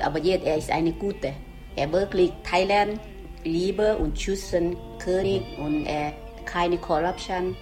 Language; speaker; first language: German; non-native, learner; Thai